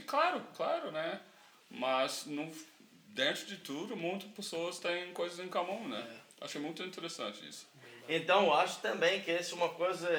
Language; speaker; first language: Portuguese; non-native, learner; English